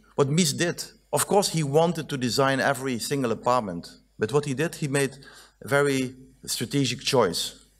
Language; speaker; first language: English; non-native, fluent; Dutch